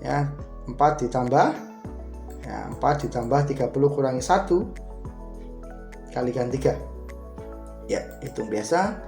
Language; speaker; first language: Indonesian; native; Indonesian